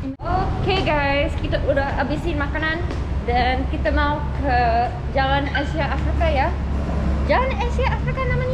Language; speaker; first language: Indonesian; non-native, learner; English